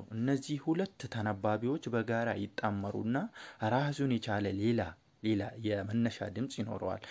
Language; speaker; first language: Amharic; non-native, local second language; Oromo